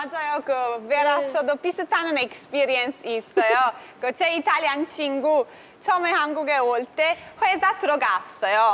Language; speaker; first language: Korean; non-native, learner; Italian